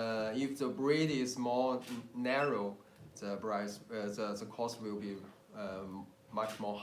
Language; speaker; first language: English; non-native, learner; Chinese